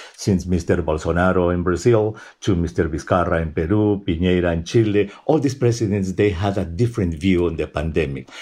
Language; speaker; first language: English; non-native, fluent; Spanish